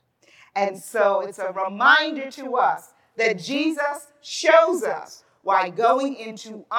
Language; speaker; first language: English; native; English